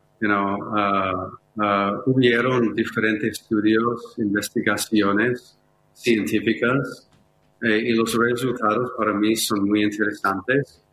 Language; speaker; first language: Spanish; non-native, fluent; English